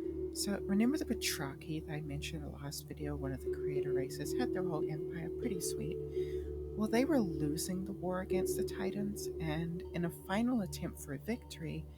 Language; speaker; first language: English; native; English